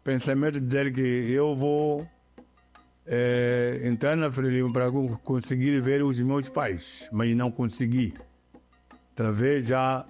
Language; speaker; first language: Portuguese; non-native, local second language; Yao